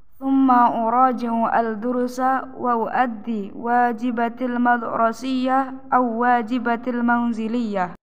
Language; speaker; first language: Arabic; non-native, learner; Indonesian